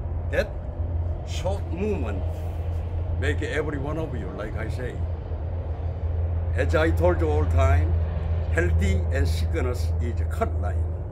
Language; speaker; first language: English; non-native, learner; Korean